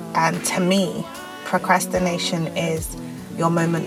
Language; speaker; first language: English; native; English